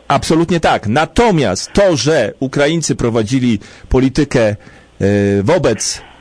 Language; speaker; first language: Polish; native; Polish